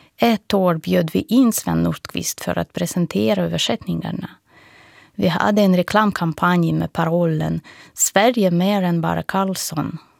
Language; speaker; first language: Swedish; non-native, fluent; Russian